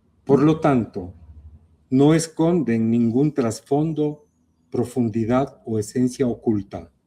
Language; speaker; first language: Spanish; native; Spanish